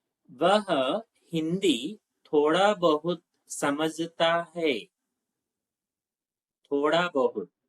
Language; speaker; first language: Hindi; non-native, local second language; Telugu